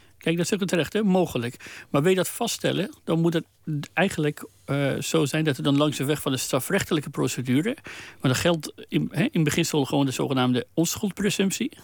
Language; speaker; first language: Dutch; non-native, fluent; Persian